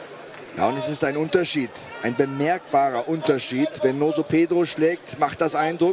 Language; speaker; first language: German; native; German